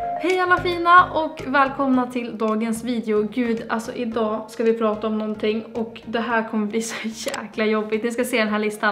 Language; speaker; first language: Swedish; native; Swedish